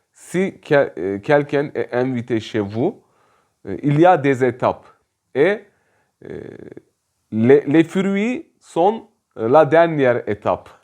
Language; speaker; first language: French; non-native, fluent; Turkish